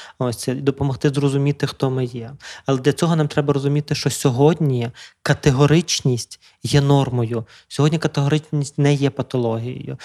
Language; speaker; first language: Ukrainian; native; Ukrainian